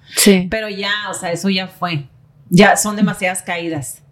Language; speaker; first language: Spanish; native; Spanish